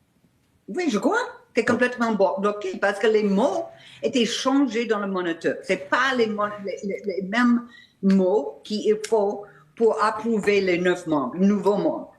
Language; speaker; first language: French; non-native, fluent; English